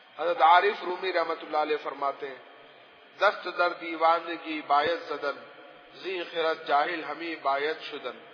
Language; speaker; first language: Urdu; non-native, local second language; Pashto